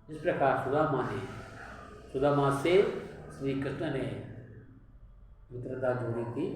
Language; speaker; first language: Hindi; non-native, local second language; Tamil